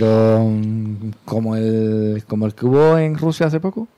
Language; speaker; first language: Spanish; native; Spanish